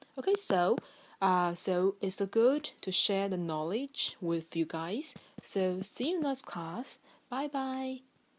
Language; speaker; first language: English; non-native, fluent; Chinese